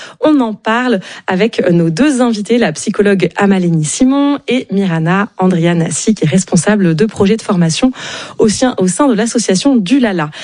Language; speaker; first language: French; native; French